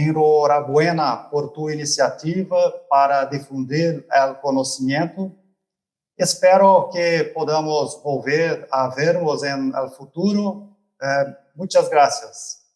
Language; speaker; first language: Spanish; non-native, fluent; Portuguese